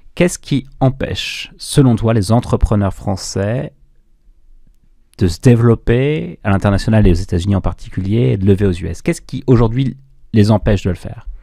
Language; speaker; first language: French; native; French